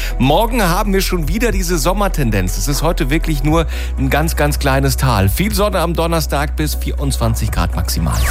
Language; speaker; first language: German; native; German